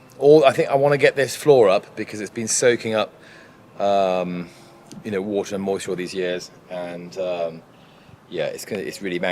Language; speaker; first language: English; native; English